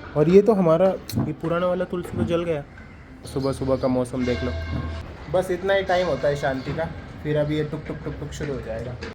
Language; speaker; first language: Hindi; non-native, local second language; Marathi